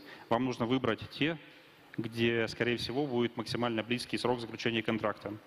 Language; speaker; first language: Russian; native; Russian